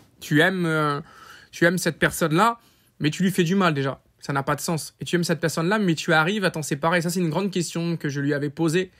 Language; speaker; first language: French; native; French